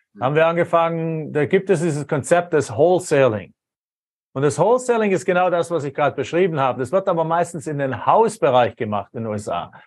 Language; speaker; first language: German; native; German